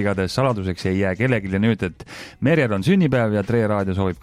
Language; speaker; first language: Estonian; native; Estonian